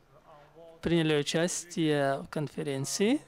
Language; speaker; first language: Russian; non-native, fluent; Chinese